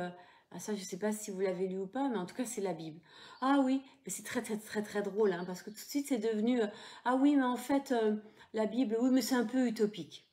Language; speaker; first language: French; native; French